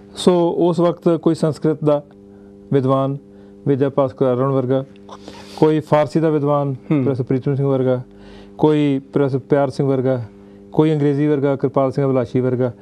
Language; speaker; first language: Punjabi; native; Punjabi